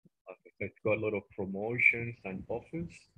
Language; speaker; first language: English; non-native, fluent; Spanish